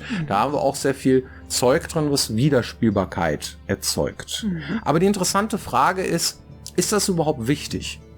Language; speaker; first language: German; native; German